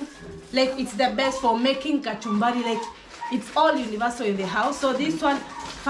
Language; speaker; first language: English; non-native, local second language; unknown